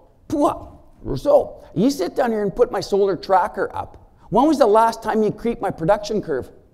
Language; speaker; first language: English; native; English